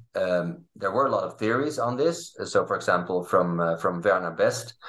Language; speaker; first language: English; non-native, fluent; Dutch